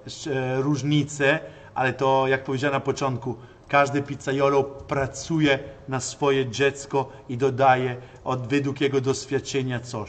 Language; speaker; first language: Polish; non-native, learner; Italian